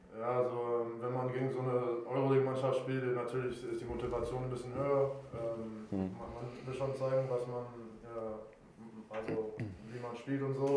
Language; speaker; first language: German; non-native, fluent; English